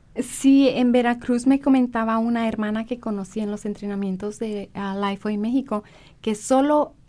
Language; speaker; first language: Spanish; native; Spanish